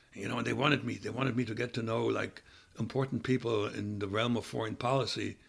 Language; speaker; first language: English; non-native, fluent; German